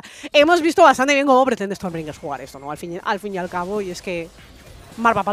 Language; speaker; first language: Spanish; native; Spanish